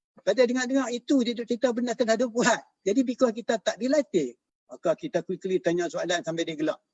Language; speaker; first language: Malay; native; Malay